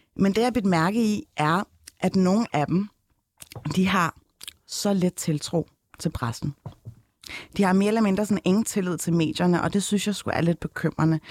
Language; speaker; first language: Danish; early bilingual, other home language; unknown